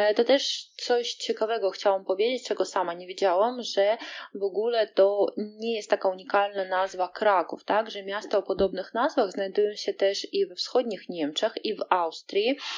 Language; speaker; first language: Polish; non-native, fluent; Russian